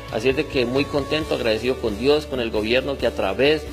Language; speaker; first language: Spanish; native; Spanish